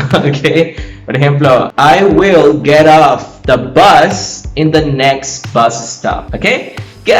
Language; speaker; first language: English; non-native, fluent; Spanish